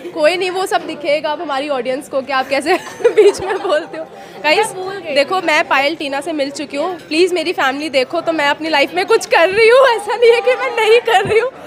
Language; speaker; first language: Hindi; native; Hindi